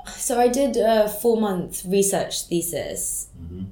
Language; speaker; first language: English; non-native, local second language; French